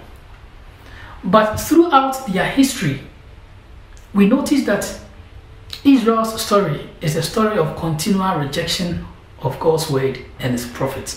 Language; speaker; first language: English; non-native, local second language; Akan